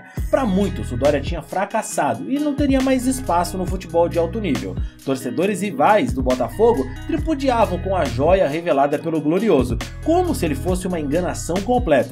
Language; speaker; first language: Portuguese; native; Portuguese